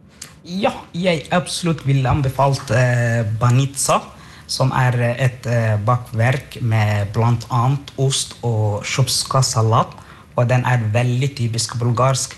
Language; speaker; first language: Norwegian; non-native, fluent; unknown